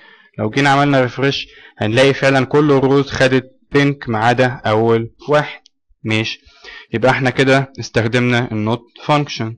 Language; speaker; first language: Arabic; native; Arabic